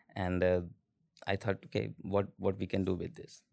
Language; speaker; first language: English; non-native, local second language; Hindi